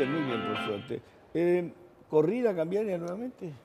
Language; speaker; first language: Spanish; native; Spanish